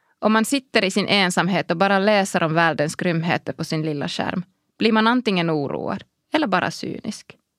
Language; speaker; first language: Swedish; non-native, local second language; Finnish